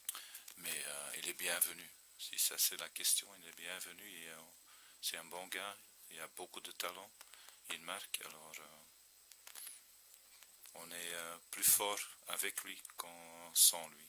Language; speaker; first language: French; non-native, fluent; Dutch